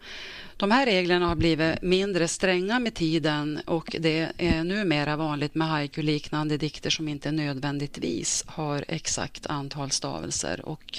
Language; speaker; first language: Swedish; native; Swedish